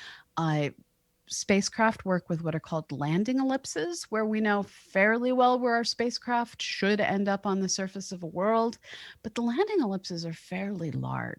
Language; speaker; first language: English; native; English